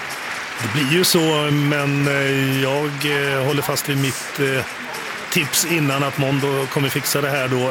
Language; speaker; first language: Swedish; native; Swedish